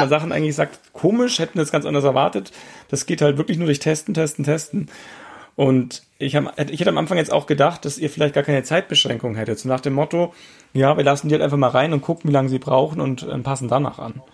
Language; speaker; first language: German; native; German